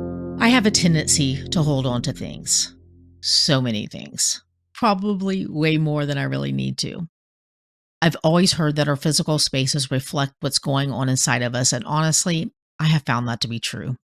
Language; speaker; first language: English; native; English